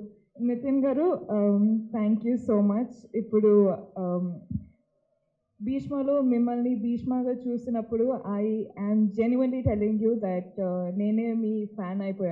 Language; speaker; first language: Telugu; non-native, fluent; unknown